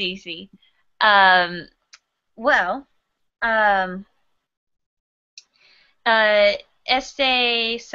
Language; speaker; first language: Spanish; non-native, learner; English